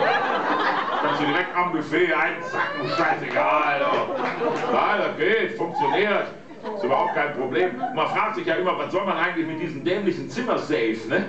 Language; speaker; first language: German; native; German